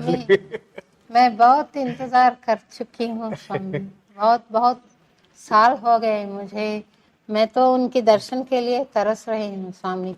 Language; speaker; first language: Hindi; non-native, local second language; Telugu